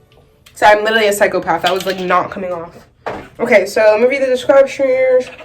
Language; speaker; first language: English; native; English